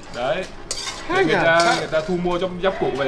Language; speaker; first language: Vietnamese; native; Vietnamese